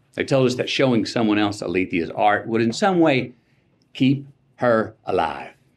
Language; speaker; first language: English; native; English